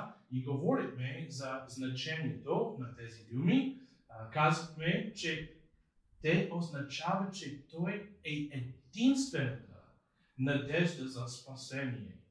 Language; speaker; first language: Bulgarian; non-native, fluent; English